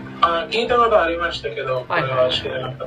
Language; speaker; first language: Japanese; non-native, learner; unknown